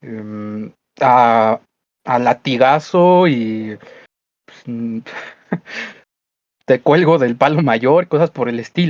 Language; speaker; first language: Spanish; native; Spanish